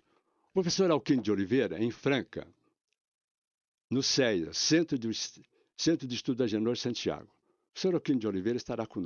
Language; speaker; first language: Portuguese; native; Portuguese